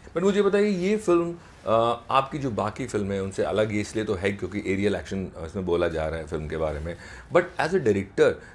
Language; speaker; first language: Hindi; native; Hindi